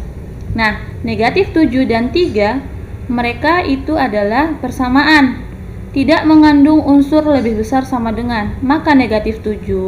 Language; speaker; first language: Indonesian; native; Indonesian